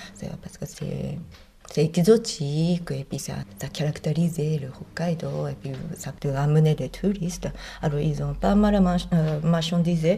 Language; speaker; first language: French; non-native, fluent; Japanese